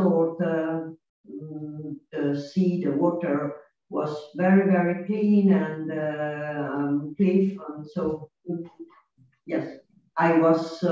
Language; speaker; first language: English; non-native, learner; Italian